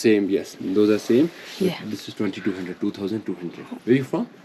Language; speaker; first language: English; non-native, local second language; Hindi